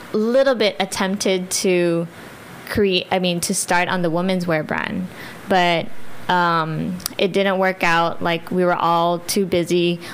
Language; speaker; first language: English; early bilingual, other home language; Filipino